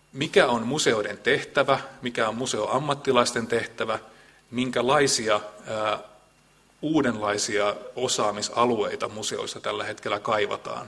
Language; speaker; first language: Finnish; native; Finnish